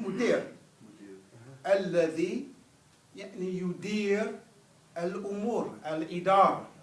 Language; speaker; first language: Arabic; non-native, fluent; English